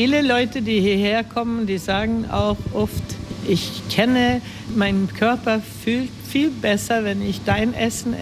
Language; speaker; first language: German; early bilingual, heritage; German